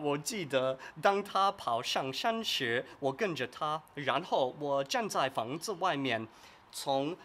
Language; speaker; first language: Chinese; non-native, fluent; English